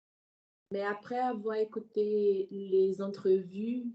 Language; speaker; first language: French; non-native, fluent; Portuguese